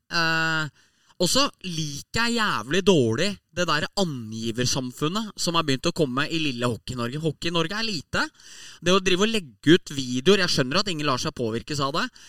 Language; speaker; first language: Norwegian; native; Norwegian